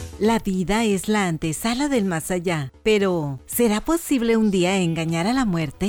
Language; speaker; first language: Spanish; native; Spanish